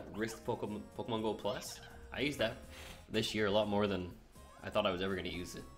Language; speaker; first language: English; native; English